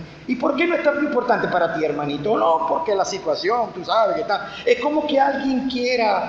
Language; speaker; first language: Spanish; native; Spanish